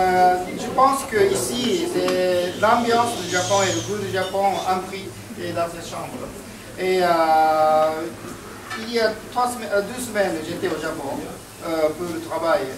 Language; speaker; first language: French; non-native, fluent; Japanese